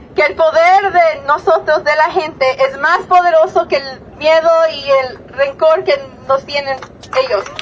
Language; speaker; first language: Spanish; early bilingual, other home language; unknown